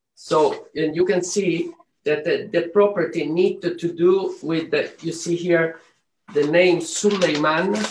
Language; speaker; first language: English; non-native, learner; Arabic